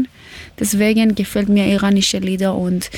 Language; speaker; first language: German; non-native, learner; Persian